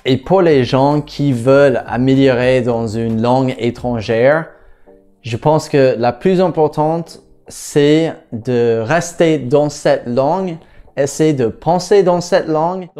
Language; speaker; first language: French; non-native, fluent; English